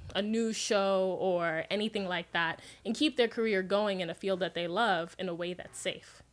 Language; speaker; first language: English; native; English